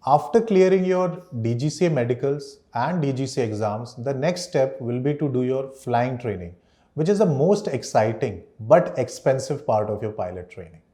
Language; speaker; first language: English; non-native, local second language; Hindi